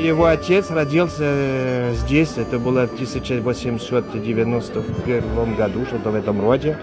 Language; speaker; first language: Russian; non-native, fluent; French